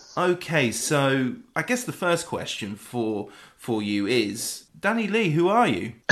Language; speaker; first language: English; native; English